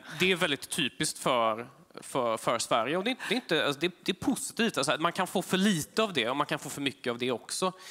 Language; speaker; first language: Swedish; early bilingual, other home language; Polish